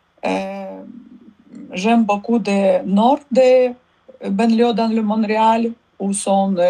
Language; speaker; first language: French; non-native, learner; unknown